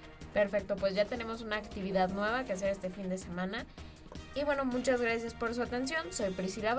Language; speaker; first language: Spanish; native; Spanish